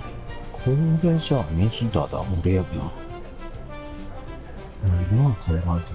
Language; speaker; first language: Japanese; native; Japanese